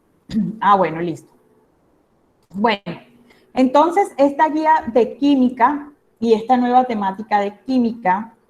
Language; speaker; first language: Spanish; native; Spanish